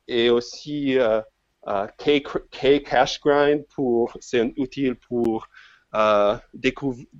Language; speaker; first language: French; non-native, fluent; English